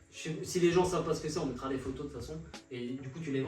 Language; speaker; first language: French; native; French